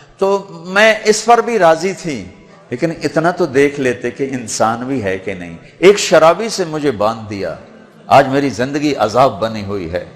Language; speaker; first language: Urdu; non-native, local second language; Punjabi